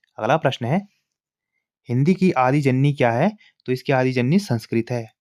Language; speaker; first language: Hindi; native; Hindi